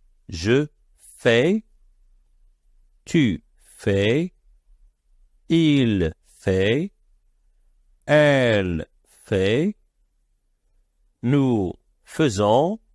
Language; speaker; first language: French; non-native, fluent; Arabic